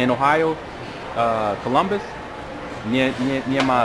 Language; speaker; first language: Polish; non-native, learner; English